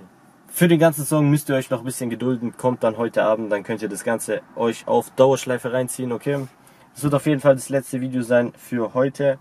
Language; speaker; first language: German; native; German